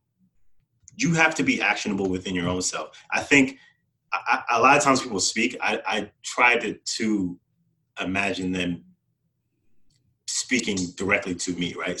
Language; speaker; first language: English; native; English